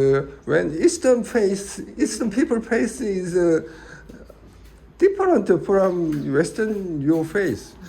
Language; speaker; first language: English; non-native, learner; Korean